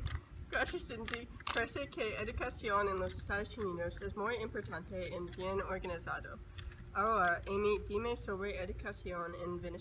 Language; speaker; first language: Spanish; non-native, learner; English